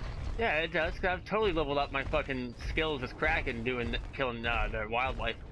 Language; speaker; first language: English; native; English